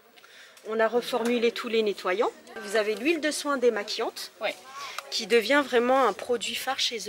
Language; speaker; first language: French; native; French